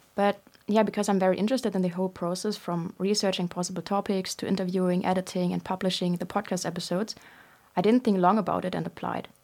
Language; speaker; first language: English; non-native, fluent; German